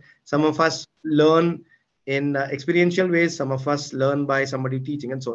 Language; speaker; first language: English; non-native, local second language; Hindi